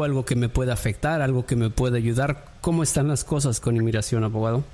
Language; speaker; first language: Spanish; native; Spanish